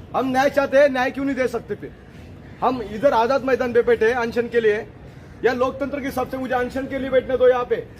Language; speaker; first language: Hindi; non-native, local second language; Marathi